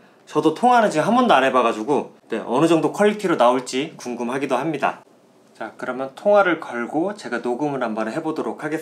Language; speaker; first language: Korean; native; Korean